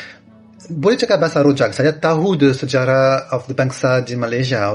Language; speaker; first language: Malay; non-native, learner; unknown